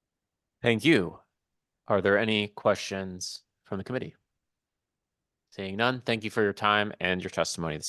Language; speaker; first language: English; native; English